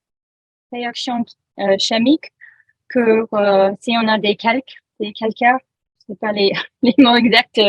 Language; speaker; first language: French; non-native, learner; English